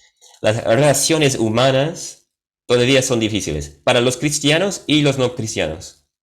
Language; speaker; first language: Spanish; non-native, fluent; English